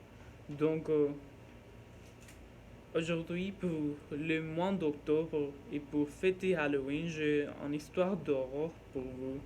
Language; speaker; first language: French; non-native, learner; Norwegian